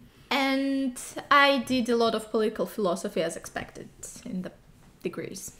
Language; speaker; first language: English; non-native, fluent; Greek